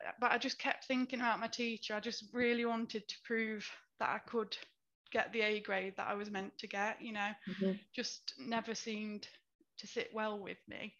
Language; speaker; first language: English; native; English